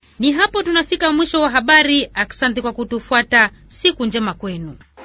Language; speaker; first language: Swahili; native; Swahili